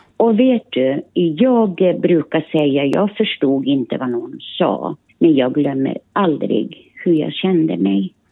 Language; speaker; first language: Swedish; early bilingual, other home language; Finnish